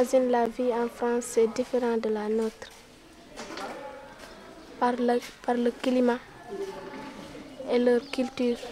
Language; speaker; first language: French; non-native, local second language; Fula